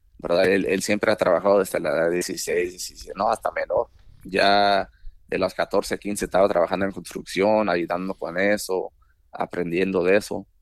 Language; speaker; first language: Spanish; early bilingual, heritage; Spanish